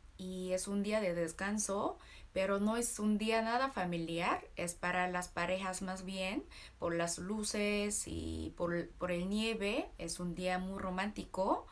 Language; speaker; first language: Spanish; non-native, learner; Korean